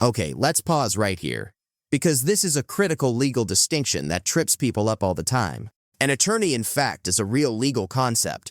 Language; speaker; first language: English; native; English